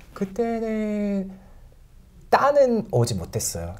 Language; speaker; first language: Korean; non-native, learner; Russian